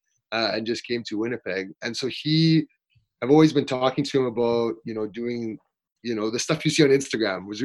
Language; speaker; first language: English; native; English